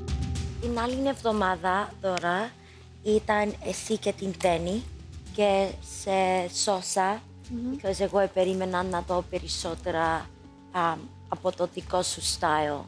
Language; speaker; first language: Greek; early bilingual, heritage; English